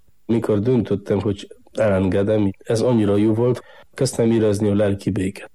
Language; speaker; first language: Hungarian; non-native, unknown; Polish